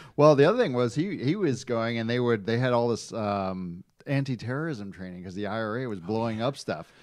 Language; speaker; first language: English; native; English